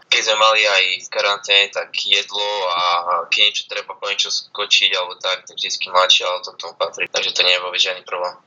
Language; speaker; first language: Slovak; native; Slovak